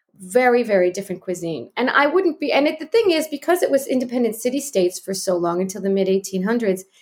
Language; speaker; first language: English; native; English